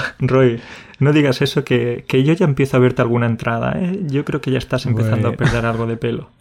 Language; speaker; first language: Spanish; native; Spanish